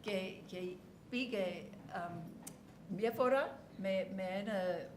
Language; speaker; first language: Greek; non-native, learner; English